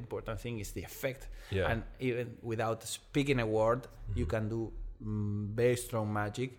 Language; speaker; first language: English; non-native, learner; Spanish